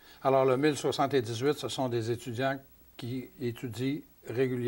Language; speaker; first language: French; native; French